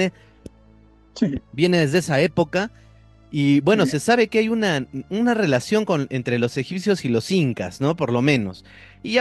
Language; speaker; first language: Spanish; native; Spanish